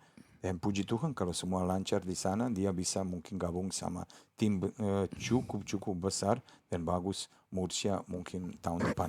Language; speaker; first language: Indonesian; non-native, fluent; Serbian